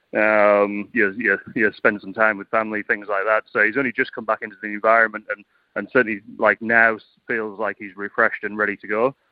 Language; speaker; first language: English; native; English